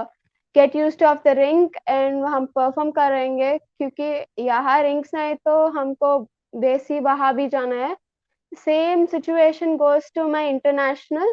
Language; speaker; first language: Hindi; non-native, local second language; Telugu